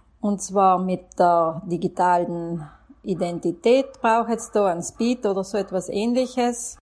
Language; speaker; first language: German; native; German